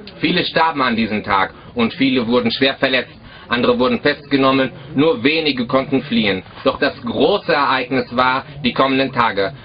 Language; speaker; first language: German; early bilingual, other home language; Arabic